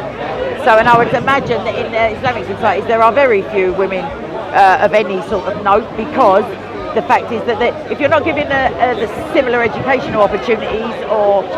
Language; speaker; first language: English; native; English